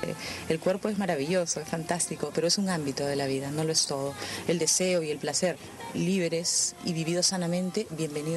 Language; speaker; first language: Spanish; native; Spanish